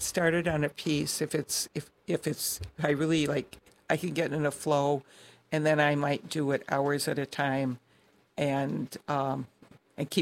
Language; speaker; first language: English; native; English